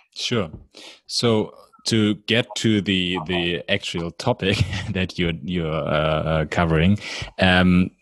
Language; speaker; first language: English; non-native, fluent; German